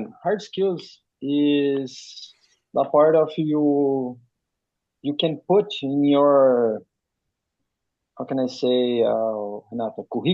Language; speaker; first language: English; non-native, learner; Portuguese